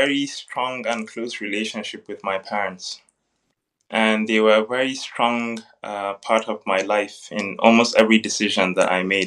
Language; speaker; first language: English; non-native, local second language; Hausa